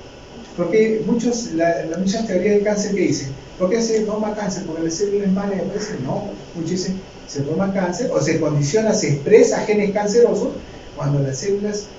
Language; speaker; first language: Spanish; native; Spanish